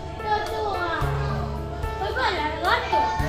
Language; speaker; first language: Spanish; early bilingual, other home language; Filipino